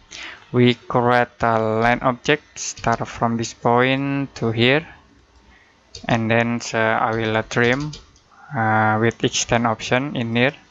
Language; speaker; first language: English; non-native, learner; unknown